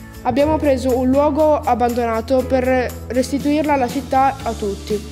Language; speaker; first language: Italian; native; Italian